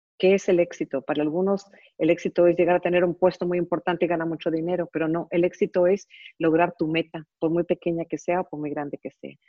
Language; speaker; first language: Spanish; early bilingual, heritage; Spanish